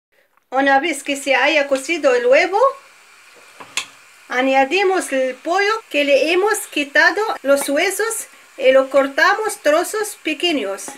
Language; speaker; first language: Spanish; non-native, fluent; Arabic